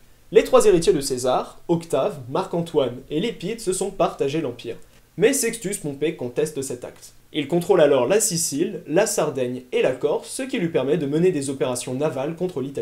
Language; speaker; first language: French; native; French